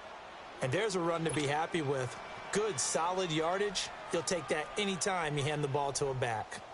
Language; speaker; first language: English; native; English